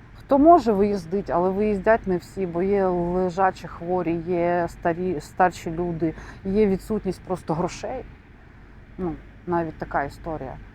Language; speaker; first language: Ukrainian; non-native, local second language; Russian